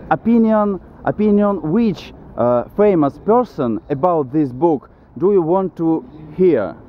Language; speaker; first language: English; non-native, learner; Russian